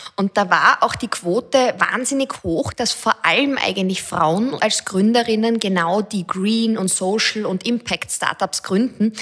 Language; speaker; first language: German; native; German